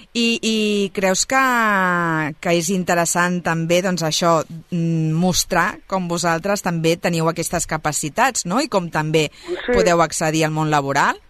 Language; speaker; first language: Catalan; native; Catalan